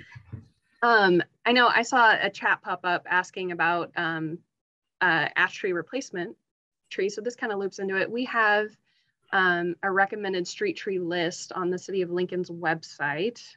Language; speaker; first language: English; native; English